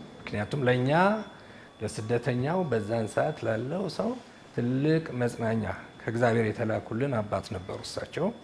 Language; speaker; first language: Amharic; native; Amharic